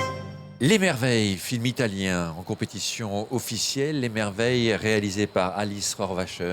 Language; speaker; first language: French; native; French